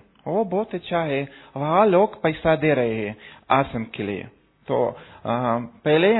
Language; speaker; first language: Hindi; non-native, learner; Russian